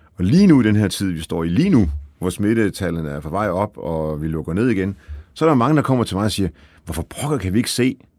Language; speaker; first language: Danish; early bilingual, other home language; Polish